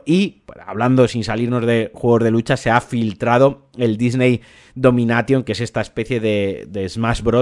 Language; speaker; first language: Spanish; native; Spanish